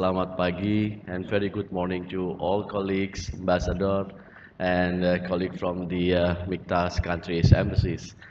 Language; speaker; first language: English; non-native, fluent; Indonesian